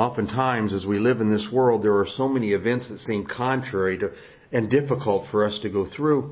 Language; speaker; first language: English; native; English